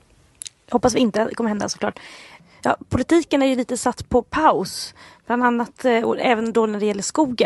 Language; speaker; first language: Swedish; native; Swedish